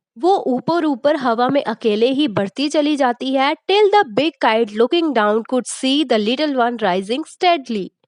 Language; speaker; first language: Hindi; native; Hindi